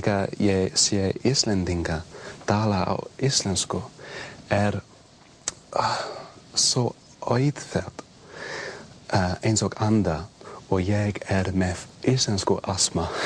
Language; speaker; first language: Icelandic; non-native, learner; English